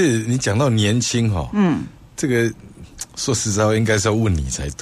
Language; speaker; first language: Chinese; native; Chinese